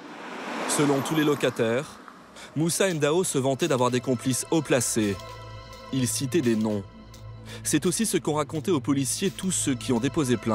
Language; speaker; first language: French; native; French